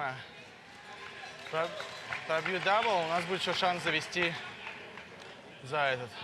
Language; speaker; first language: Russian; native; Russian